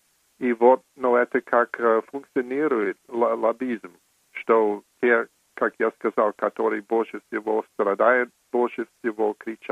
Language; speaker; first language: Russian; non-native, fluent; English